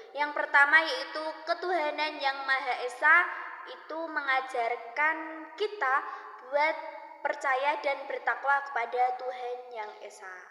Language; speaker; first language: Indonesian; native; Indonesian